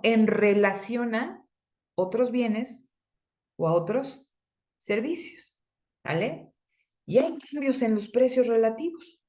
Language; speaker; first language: Spanish; native; Spanish